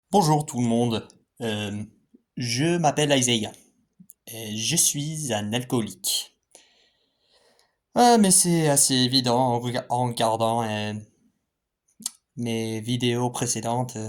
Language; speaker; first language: French; non-native, fluent; English